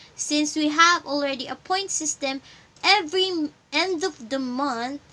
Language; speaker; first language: English; non-native, local second language; Filipino